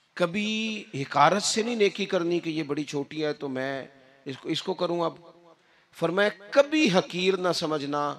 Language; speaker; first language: Urdu; non-native, local second language; Punjabi